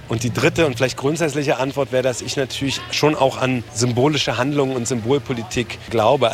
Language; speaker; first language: German; native; German